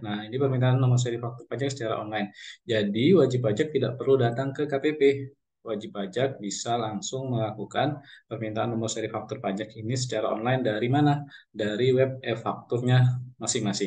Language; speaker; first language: Indonesian; native; Indonesian